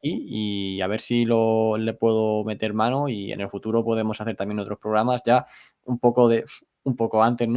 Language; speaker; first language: Spanish; native; Spanish